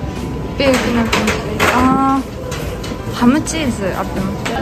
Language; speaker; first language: Japanese; non-native, fluent; Mongolian